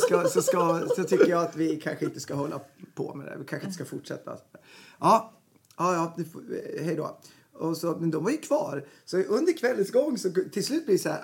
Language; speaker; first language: Swedish; native; Swedish